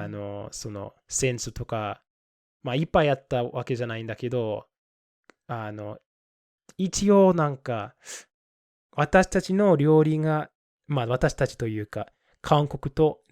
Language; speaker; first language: Japanese; non-native, fluent; English